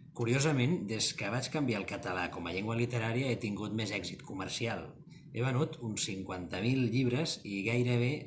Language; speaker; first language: Catalan; non-native, local second language; Spanish